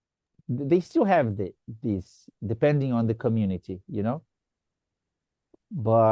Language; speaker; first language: English; non-native, fluent; Portuguese